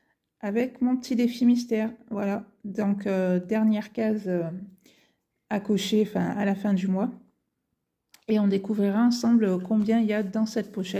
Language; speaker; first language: French; native; French